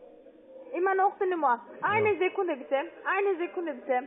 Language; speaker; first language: German; non-native, learner; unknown